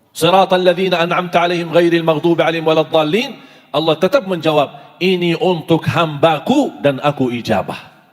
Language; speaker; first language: Malay; non-native, fluent; Arabic